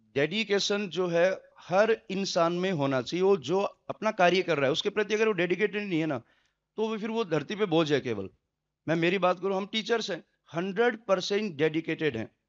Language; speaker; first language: Hindi; native; Hindi